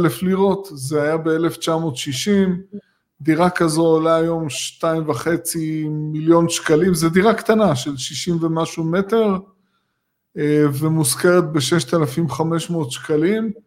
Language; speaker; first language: Hebrew; native; Hebrew